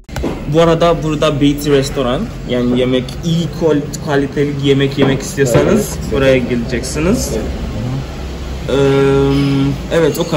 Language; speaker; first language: Turkish; non-native, fluent; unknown